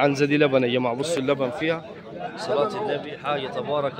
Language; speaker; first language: Arabic; native; Arabic